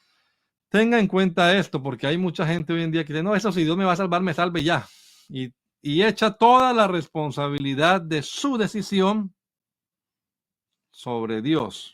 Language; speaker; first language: Spanish; native; Spanish